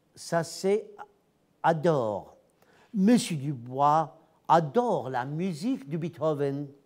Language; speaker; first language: French; non-native, fluent; Arabic